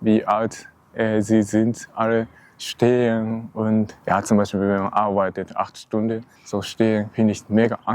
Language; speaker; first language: German; non-native, learner; Japanese